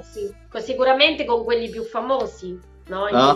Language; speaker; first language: Italian; native; Italian